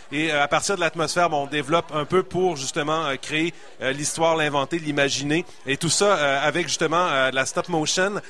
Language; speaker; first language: French; native; French